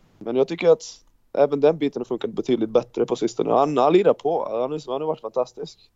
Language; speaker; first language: Swedish; non-native, fluent; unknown